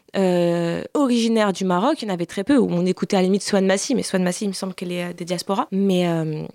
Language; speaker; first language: French; native; French